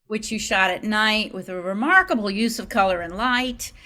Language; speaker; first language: English; native; English